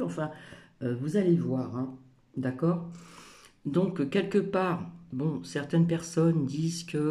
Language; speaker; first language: French; native; French